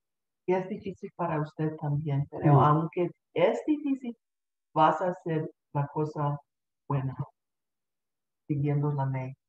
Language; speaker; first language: Spanish; early bilingual, heritage; Spanish